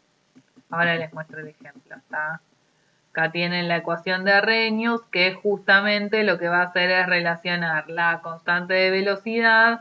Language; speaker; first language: Spanish; native; Spanish